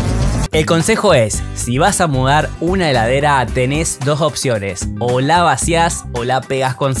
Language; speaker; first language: Spanish; native; Spanish